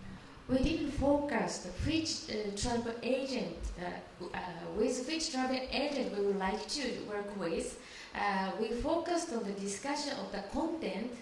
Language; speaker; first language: English; non-native, learner; Japanese